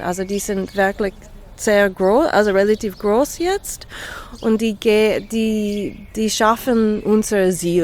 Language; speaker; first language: German; non-native, fluent; English